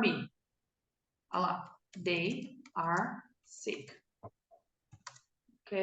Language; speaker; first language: English; non-native, fluent; Portuguese